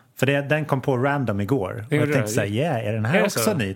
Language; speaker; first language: Swedish; native; Swedish